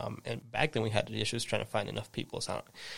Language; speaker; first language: English; early bilingual, other home language; Spanish